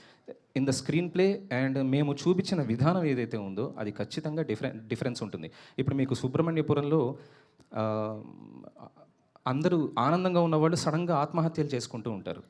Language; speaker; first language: Telugu; native; Telugu